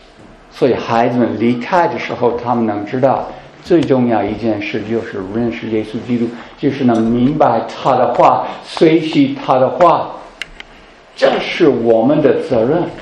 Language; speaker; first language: Chinese; non-native, fluent; English